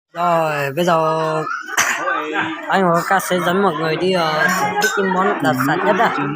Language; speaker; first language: Vietnamese; non-native, local second language; Hmong